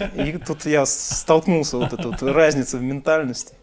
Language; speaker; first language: Russian; native; Russian